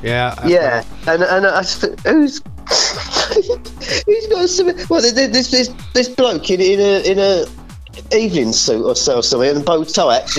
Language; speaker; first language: English; native; English